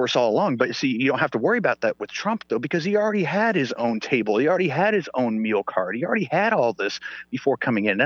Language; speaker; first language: English; non-native, fluent; Swedish